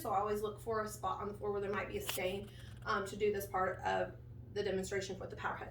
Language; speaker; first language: English; native; English